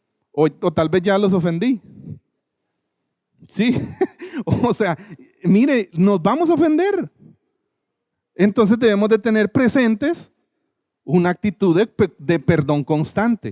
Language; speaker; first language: Spanish; native; Spanish